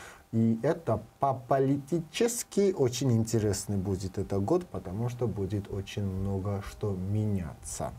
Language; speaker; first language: Russian; non-native, learner; Georgian